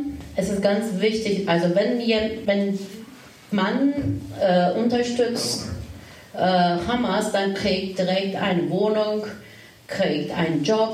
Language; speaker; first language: German; non-native, learner; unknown